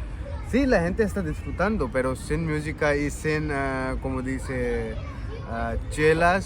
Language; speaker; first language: Spanish; non-native, learner; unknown